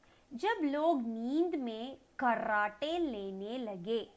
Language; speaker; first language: Hindi; non-native, local second language; Tamil